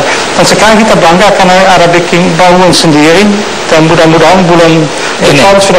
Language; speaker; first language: Indonesian; non-native, fluent; Dutch